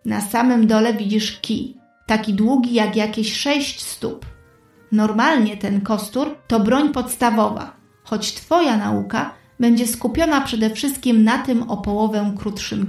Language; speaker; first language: Polish; native; Polish